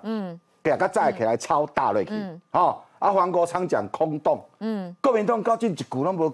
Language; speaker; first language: Chinese; native; Chinese